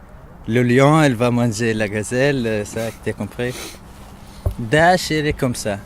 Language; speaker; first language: French; non-native, learner; Arabic